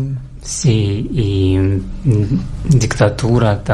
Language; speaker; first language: Catalan; non-native, learner; Russian